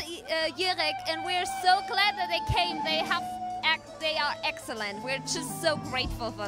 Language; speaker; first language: English; non-native, fluent; German